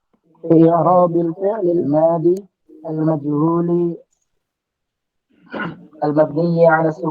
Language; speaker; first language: Arabic; non-native, learner; Indonesian